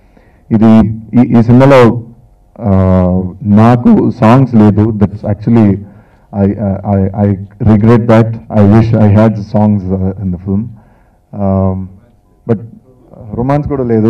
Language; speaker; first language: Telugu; non-native, learner; Tamil